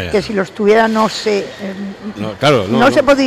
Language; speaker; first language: Spanish; native; Spanish